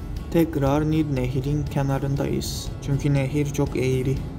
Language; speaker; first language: Turkish; non-native, fluent; Japanese